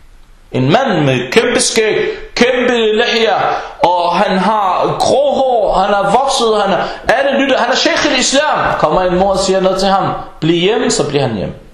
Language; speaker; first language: Danish; early bilingual, other home language; Arabic